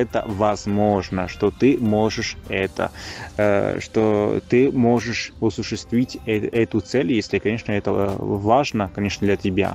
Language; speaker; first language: Russian; non-native, fluent; Italian